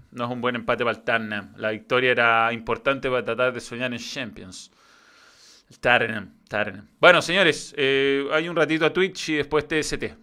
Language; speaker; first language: Spanish; native; Spanish